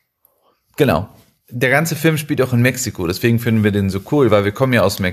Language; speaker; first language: German; non-native, fluent; Spanish